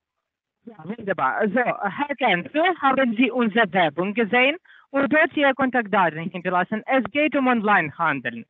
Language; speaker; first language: German; non-native, learner; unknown